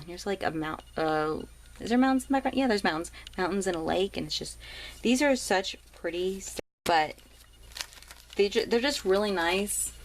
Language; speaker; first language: English; native; English